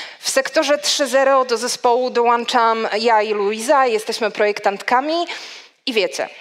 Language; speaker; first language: Polish; native; Polish